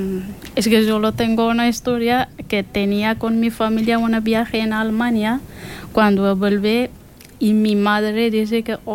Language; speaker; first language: Spanish; non-native, learner; Persian